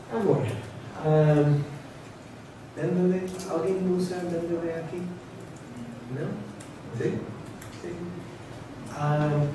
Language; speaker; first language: Portuguese; non-native, fluent; English